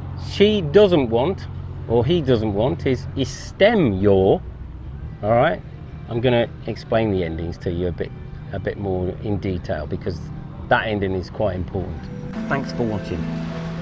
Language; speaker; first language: English; native; English